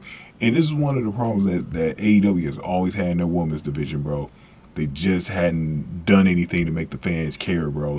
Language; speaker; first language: English; native; English